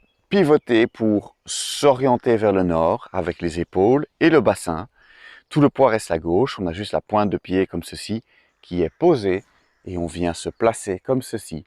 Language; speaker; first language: French; native; French